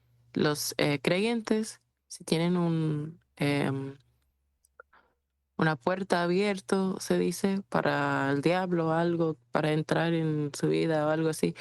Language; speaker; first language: Spanish; non-native, fluent; English